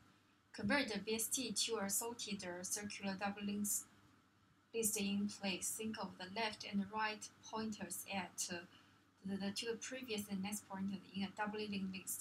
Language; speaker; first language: English; non-native, fluent; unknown